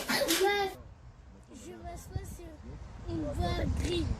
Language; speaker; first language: French; early bilingual, other home language; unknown